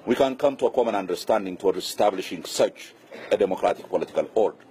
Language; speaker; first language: English; non-native, local second language; Amharic